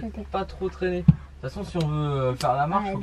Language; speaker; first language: French; native; French